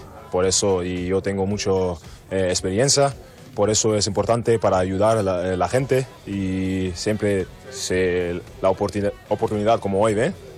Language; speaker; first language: Spanish; non-native, learner; German